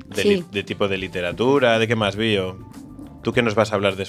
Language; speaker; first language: Spanish; native; Spanish